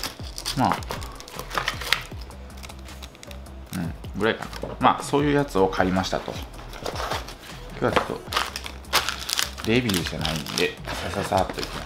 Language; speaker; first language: Japanese; native; Japanese